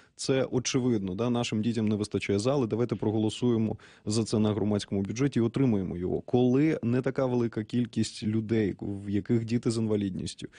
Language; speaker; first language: Ukrainian; native; Ukrainian